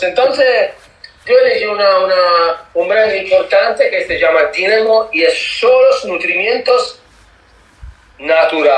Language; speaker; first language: Spanish; non-native, learner; Italian